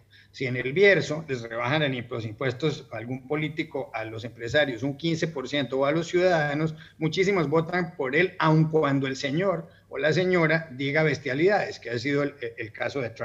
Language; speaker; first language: Spanish; native; Spanish